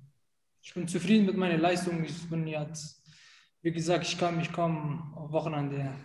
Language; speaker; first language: German; non-native, fluent; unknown